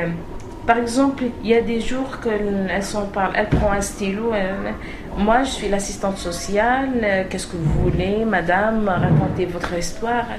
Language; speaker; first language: French; non-native, learner; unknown